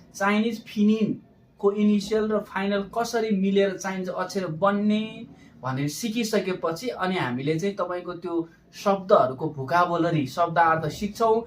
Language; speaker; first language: Nepali; native; Nepali